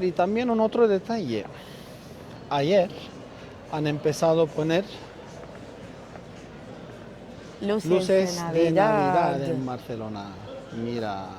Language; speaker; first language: Spanish; non-native, learner; Turkish